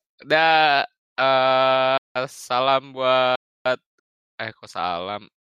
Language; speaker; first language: Indonesian; native; Indonesian